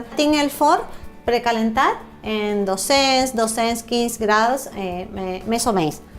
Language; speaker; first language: Catalan; non-native, fluent; Spanish